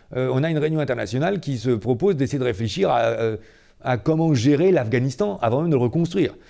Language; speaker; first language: French; native; French